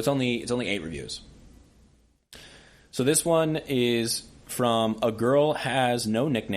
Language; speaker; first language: English; native; English